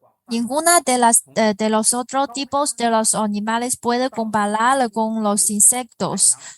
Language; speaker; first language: Spanish; non-native, fluent; Chinese